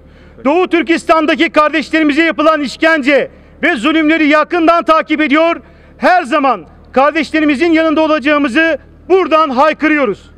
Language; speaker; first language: Turkish; native; Turkish